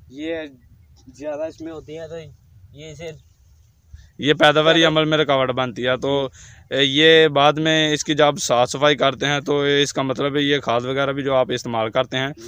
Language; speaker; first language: Urdu; non-native, local second language; Punjabi